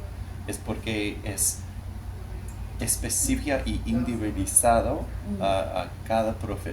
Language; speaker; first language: Spanish; non-native, learner; English